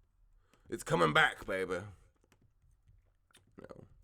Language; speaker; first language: English; native; English